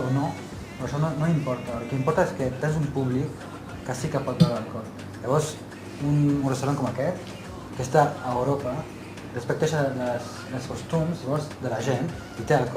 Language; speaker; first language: Catalan; non-native, fluent; Arabic